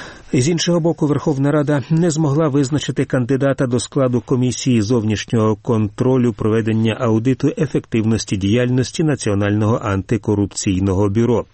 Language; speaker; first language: Ukrainian; native; Ukrainian